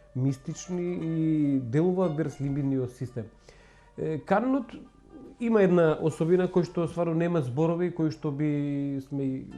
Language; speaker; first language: Macedonian; non-native, local second language; Turkish